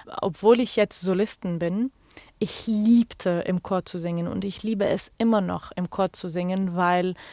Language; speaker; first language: German; non-native, fluent; Arabic